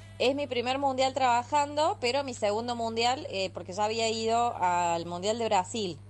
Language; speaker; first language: Spanish; native; Spanish